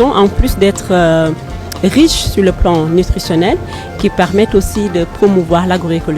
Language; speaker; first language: French; non-native, local second language; Wolof